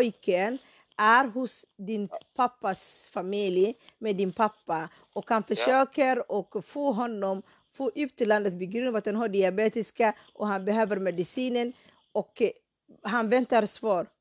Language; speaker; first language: Swedish; non-native, fluent; Somali